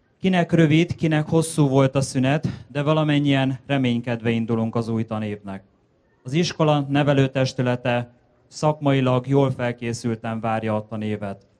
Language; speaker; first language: Hungarian; native; Hungarian